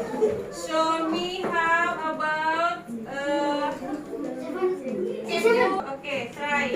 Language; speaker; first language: English; non-native, learner; Indonesian